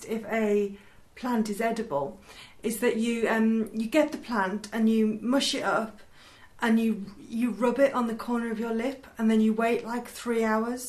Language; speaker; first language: English; native; English